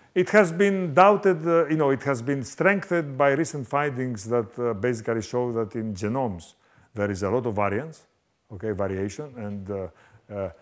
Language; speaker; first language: English; non-native, fluent; Greek